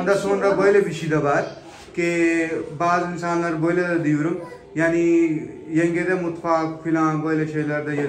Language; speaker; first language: Turkish; non-native, learner; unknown